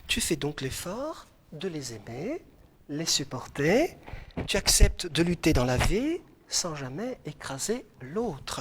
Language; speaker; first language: French; non-native, local second language; Arabic